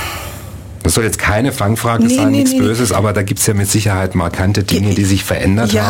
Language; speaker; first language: German; native; German